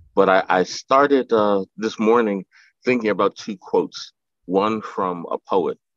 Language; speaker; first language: English; native; English